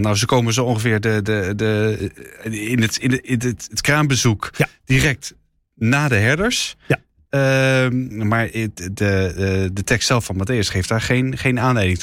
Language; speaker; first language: Dutch; native; Dutch